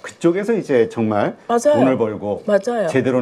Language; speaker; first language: Korean; native; Korean